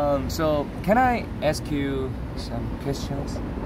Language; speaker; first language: English; non-native, learner; Korean